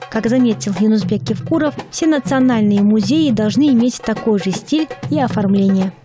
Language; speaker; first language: Russian; native; Russian